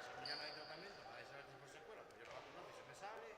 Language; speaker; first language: Spanish; native; Spanish